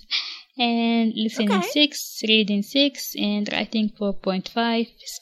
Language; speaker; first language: English; non-native, local second language; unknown